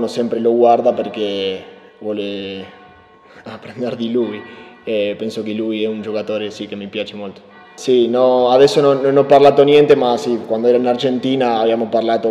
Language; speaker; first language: Italian; non-native, learner; Spanish